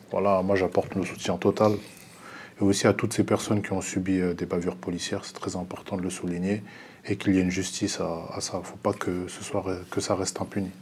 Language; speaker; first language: French; early bilingual, other home language; Lingala